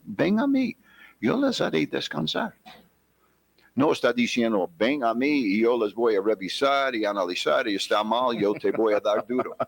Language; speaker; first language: Spanish; non-native, fluent; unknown